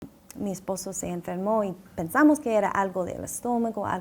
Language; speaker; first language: Spanish; non-native, fluent; English